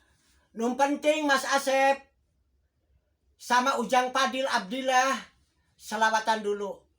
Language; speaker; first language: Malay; non-native, local second language; Javanese